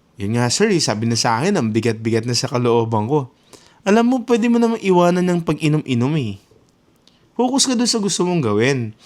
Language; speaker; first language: Filipino; non-native, local second language; Hiligaynon